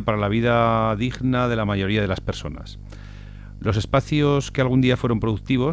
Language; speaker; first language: Spanish; native; Spanish